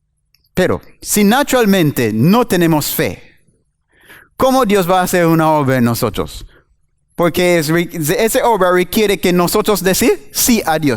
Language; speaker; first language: Spanish; non-native, learner; English